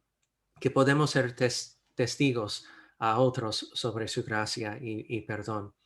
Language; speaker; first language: Spanish; non-native, fluent; English